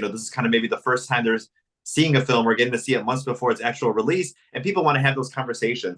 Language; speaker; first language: English; native; English